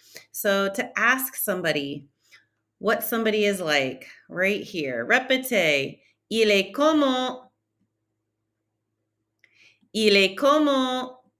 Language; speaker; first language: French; non-native, fluent; English